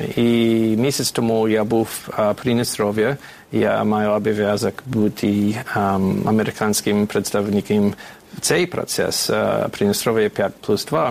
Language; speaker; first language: Ukrainian; non-native, fluent; English